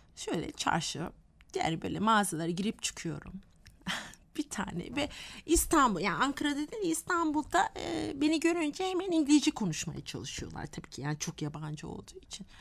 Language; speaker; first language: Turkish; non-native, fluent; Malay